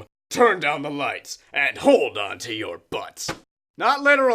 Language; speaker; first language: English; native; English